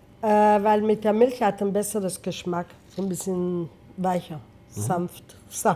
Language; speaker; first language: German; non-native, fluent; Italian